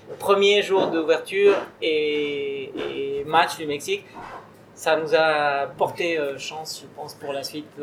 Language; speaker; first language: French; non-native, fluent; Spanish